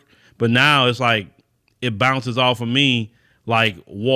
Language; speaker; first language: English; native; English